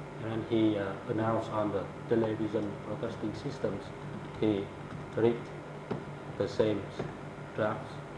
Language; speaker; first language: English; non-native, fluent; Vietnamese